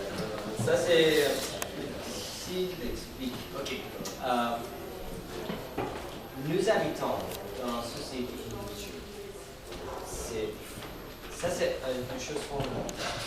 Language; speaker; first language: French; non-native, fluent; Persian